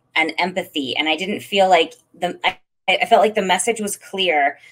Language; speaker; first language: English; native; English